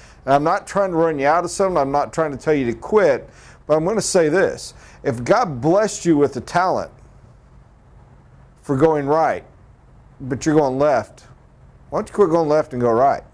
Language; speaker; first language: English; native; English